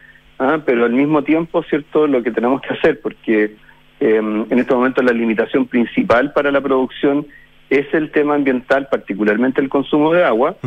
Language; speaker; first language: Spanish; native; Spanish